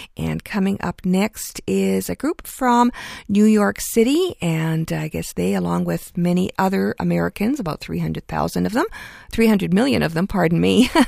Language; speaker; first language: English; early bilingual, other home language; Ukrainian